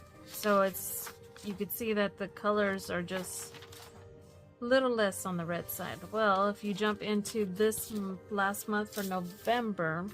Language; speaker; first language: English; native; English